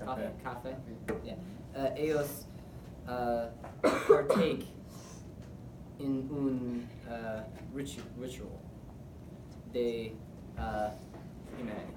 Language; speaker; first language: Spanish; non-native, learner; English